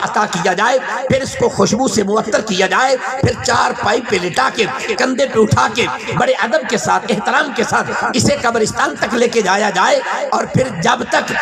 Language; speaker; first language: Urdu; non-native, local second language; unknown